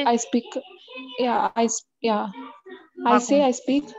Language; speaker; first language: English; non-native, learner; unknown